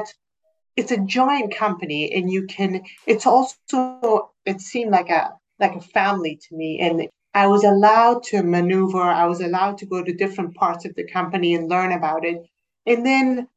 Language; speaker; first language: English; non-native, fluent; Persian